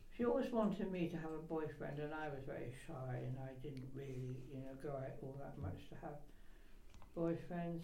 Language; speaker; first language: English; native; English